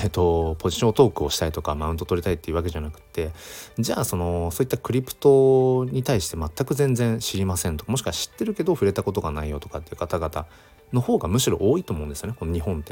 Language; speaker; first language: Japanese; native; Japanese